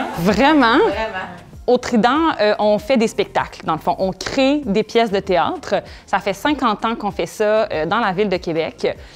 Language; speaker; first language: French; native; French